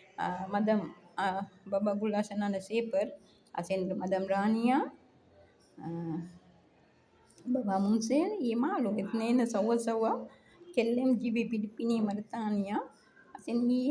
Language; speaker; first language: Arabic; non-native, learner; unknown